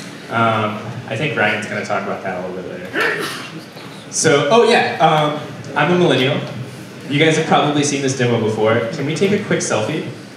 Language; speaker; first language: English; native; English